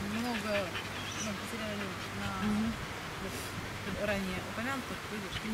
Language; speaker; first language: Russian; native; Russian